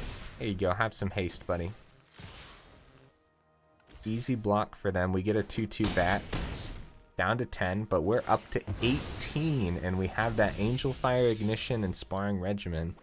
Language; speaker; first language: English; native; English